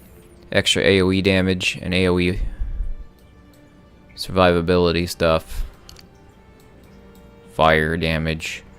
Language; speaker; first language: English; native; English